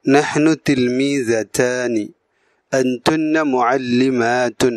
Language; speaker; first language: Arabic; non-native, fluent; Urdu